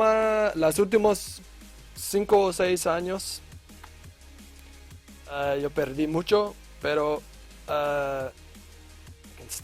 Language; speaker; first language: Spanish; non-native, learner; English